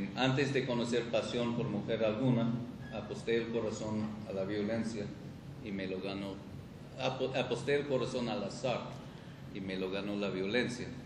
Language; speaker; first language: Spanish; non-native, fluent; English